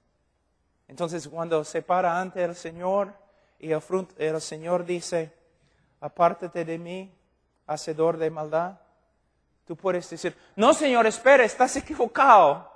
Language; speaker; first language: Spanish; non-native, fluent; English